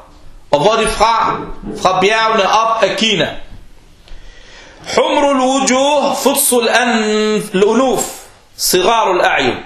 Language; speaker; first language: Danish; early bilingual, other home language; Arabic